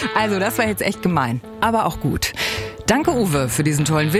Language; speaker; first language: German; native; German